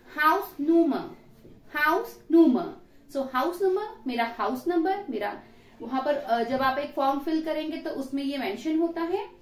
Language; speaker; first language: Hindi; native; Hindi